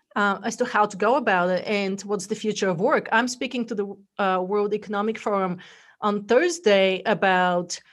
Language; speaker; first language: English; non-native, fluent; Bulgarian